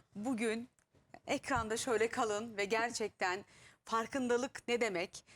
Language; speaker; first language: Turkish; native; Turkish